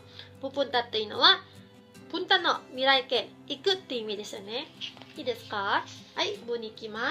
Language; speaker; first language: Japanese; non-native, fluent; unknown